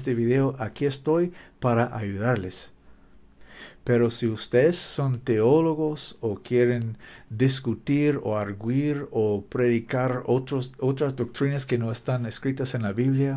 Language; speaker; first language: Spanish; non-native, learner; English